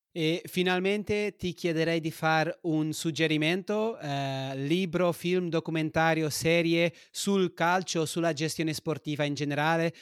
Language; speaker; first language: Italian; non-native, fluent; Portuguese